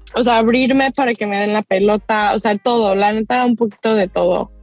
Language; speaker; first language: Spanish; early bilingual, other home language; English